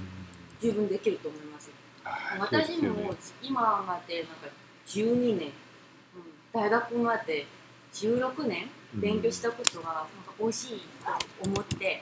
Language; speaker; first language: Japanese; non-native, fluent; Korean